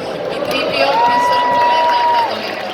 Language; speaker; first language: Spanish; native; Spanish